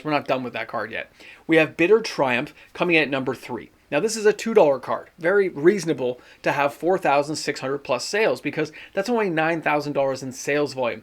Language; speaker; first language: English; native; English